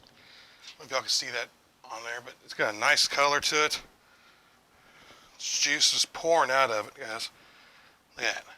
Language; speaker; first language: English; native; English